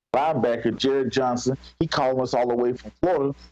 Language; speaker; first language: English; native; English